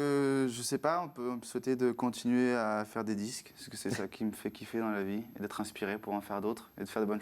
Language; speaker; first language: French; native; French